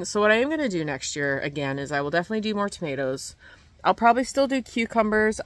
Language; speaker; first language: English; native; English